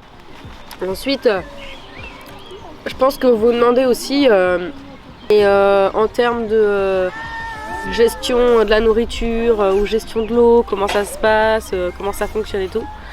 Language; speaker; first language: French; native; French